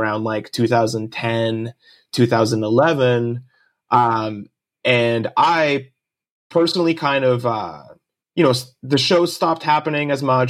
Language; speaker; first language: English; early bilingual, other home language; Japanese